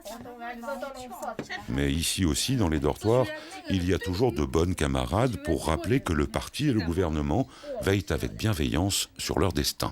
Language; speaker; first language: French; native; French